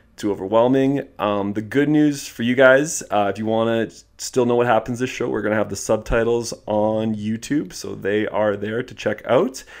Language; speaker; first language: English; native; English